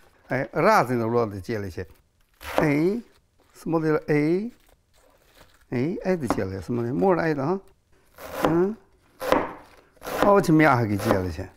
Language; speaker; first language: Russian; non-native, learner; Chinese